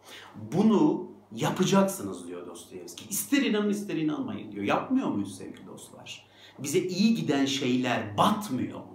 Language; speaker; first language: Turkish; native; Turkish